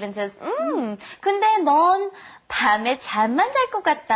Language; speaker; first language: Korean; non-native, fluent; English